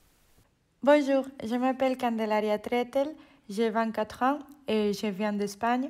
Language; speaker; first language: French; non-native, fluent; Spanish